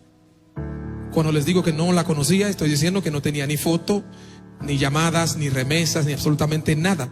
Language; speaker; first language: Spanish; non-native, fluent; Haitian Creole